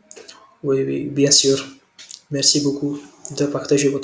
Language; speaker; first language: French; non-native, learner; Hindi